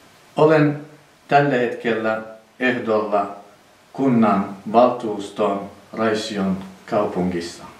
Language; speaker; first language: Finnish; non-native, fluent; Central Kurdish